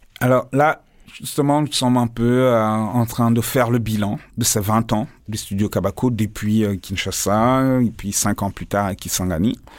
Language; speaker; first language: French; non-native, local second language; Lingala